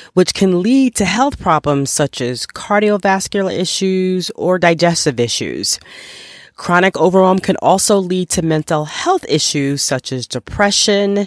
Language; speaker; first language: English; native; English